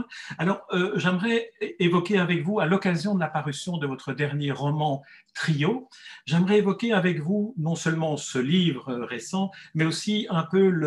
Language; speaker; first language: French; native; French